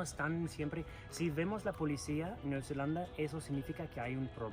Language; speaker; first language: Spanish; non-native, fluent; English